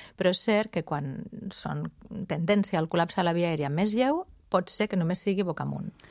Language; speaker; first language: Catalan; non-native, local second language; Spanish